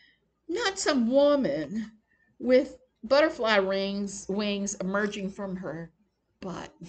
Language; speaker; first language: English; native; English